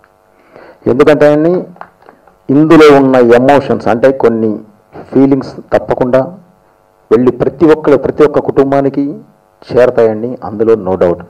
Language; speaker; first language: Telugu; native; Telugu